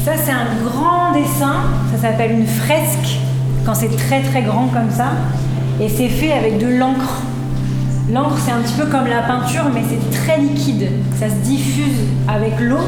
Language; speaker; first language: French; native; French